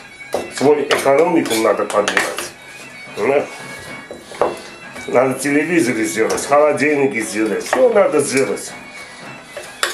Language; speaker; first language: Russian; non-native, local second language; Armenian